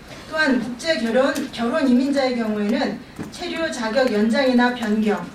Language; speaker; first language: Korean; native; Korean